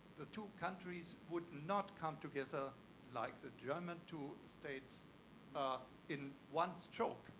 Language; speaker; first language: English; non-native, fluent; German